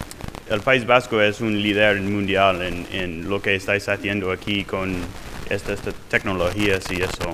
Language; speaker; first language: Spanish; non-native, fluent; English